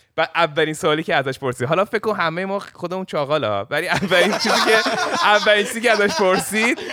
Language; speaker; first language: Persian; early bilingual, heritage; Persian